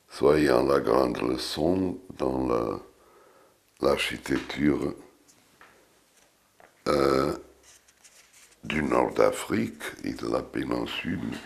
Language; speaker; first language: French; non-native, fluent; Portuguese